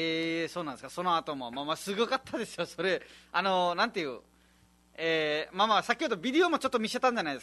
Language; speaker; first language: Japanese; non-native, fluent; Nepali